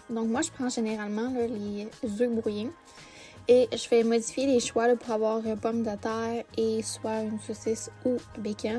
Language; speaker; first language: French; native; French